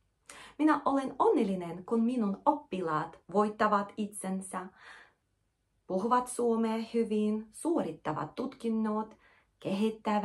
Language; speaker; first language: Finnish; non-native, fluent; Russian